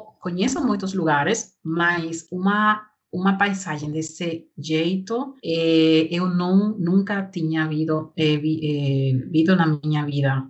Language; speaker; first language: Portuguese; non-native, learner; Spanish